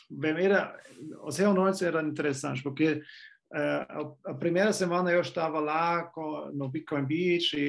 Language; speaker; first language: Portuguese; non-native, fluent; German